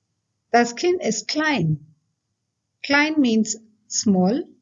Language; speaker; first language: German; non-native, fluent; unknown